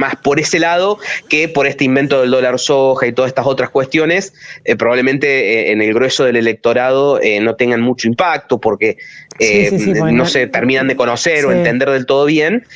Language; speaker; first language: Spanish; native; Spanish